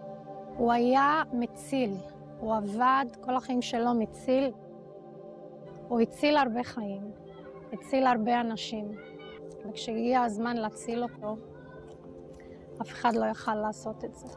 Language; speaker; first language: Hebrew; non-native, local second language; Arabic